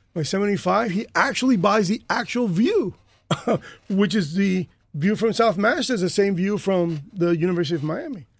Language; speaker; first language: English; native; English